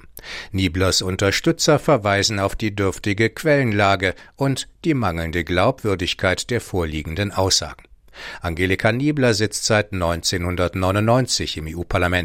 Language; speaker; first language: German; native; German